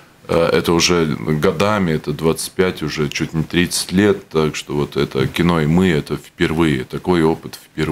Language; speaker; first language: Russian; non-native, fluent; Latvian